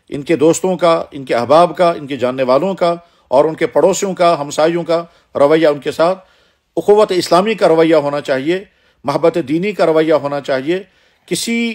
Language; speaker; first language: Urdu; non-native, local second language; Kashmiri